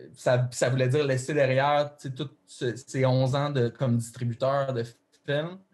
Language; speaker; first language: French; native; French